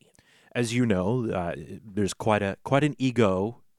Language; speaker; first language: English; native; English